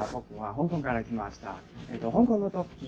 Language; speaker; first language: Japanese; non-native, learner; Cantonese